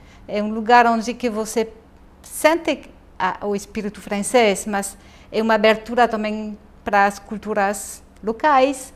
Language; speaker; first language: Portuguese; non-native, fluent; French